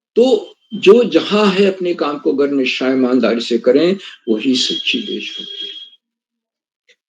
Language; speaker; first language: Hindi; native; Hindi